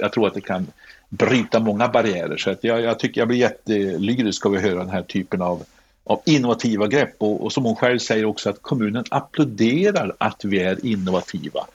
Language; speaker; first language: Swedish; native; Swedish